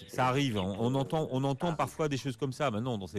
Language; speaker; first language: French; native; French